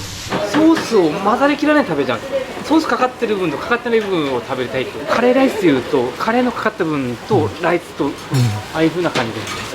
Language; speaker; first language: Japanese; native; Japanese